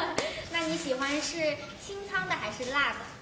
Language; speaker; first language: Chinese; native; Chinese